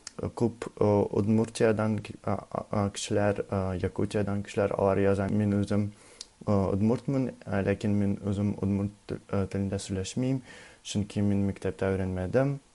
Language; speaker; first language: Tatar; non-native, learner; Russian